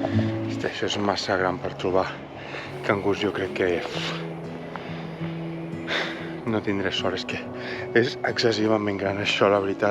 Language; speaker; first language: Catalan; native; Catalan